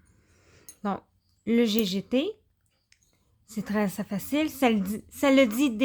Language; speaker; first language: French; native; French